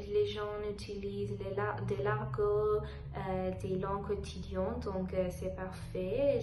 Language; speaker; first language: French; non-native, learner; Telugu